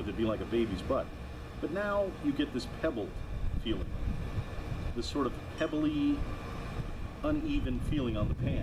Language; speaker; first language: English; native; English